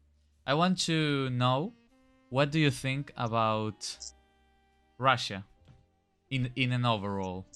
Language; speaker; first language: English; non-native, fluent; Spanish